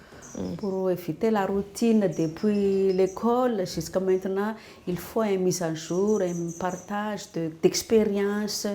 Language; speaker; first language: French; non-native, local second language; Malagasy